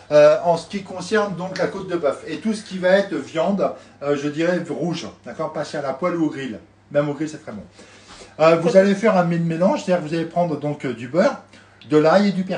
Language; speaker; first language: French; native; French